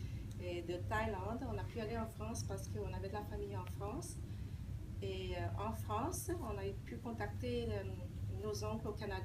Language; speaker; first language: French; early bilingual, other home language; Vietnamese